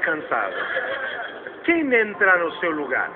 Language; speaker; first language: Spanish; non-native, learner; Portuguese